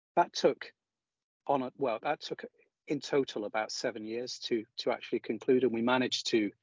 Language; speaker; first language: English; native; English